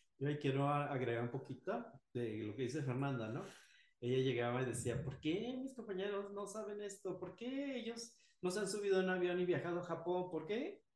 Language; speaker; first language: Spanish; native; Spanish